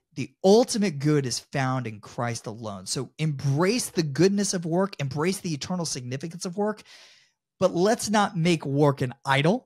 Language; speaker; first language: English; native; English